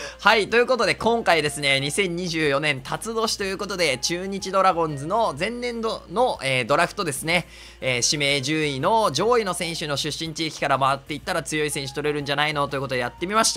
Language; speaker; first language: Japanese; native; Japanese